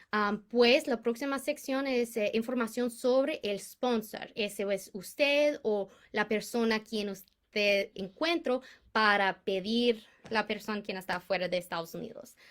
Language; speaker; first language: Spanish; non-native, fluent; English